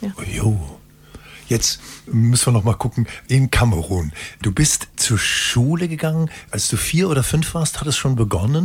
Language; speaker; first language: German; native; German